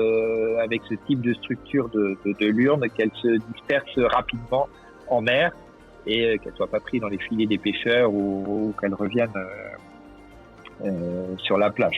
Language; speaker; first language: French; native; French